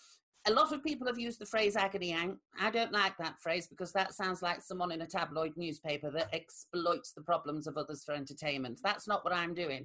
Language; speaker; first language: English; native; English